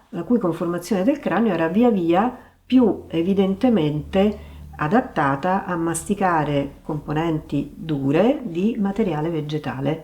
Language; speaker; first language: Italian; native; Italian